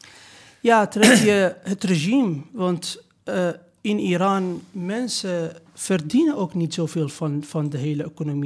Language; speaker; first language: Dutch; non-native, fluent; Persian